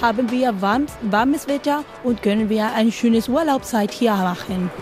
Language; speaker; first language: German; non-native, learner; Spanish